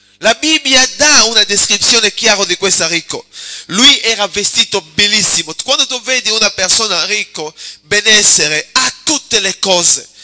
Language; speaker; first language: Italian; non-native, fluent; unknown